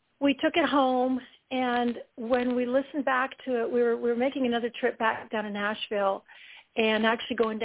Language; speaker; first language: English; native; English